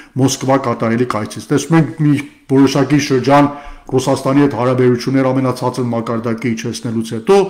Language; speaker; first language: Armenian; early bilingual, heritage; Armenian